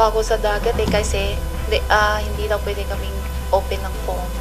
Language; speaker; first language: Filipino; non-native, local second language; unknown